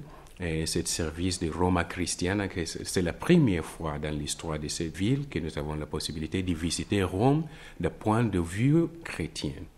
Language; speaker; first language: French; non-native, fluent; Italian